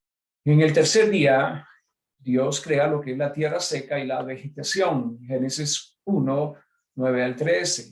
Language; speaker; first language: Spanish; native; Spanish